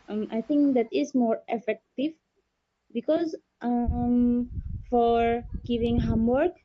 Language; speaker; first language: English; non-native, learner; Indonesian